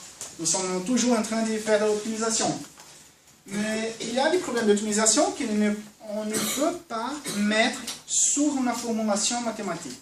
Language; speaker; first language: French; non-native, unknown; Portuguese